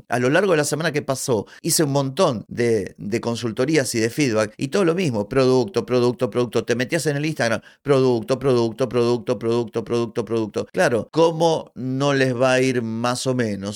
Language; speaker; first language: Spanish; native; Spanish